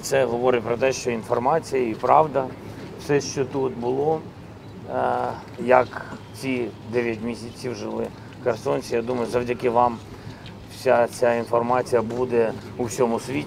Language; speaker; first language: Ukrainian; non-native, local second language; Russian